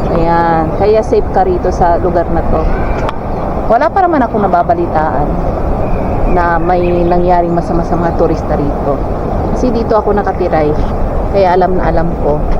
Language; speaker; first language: Filipino; non-native, local second language; Pangasinan